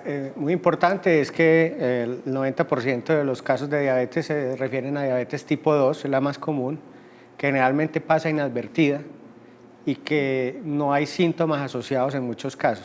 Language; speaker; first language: Spanish; native; Spanish